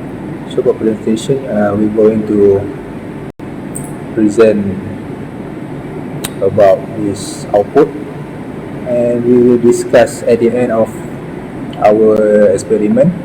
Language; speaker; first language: English; non-native, learner; Malay